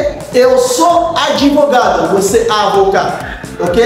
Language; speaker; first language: Portuguese; non-native, fluent; Haitian Creole